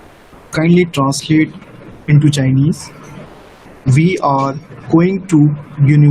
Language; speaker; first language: English; non-native, local second language; Urdu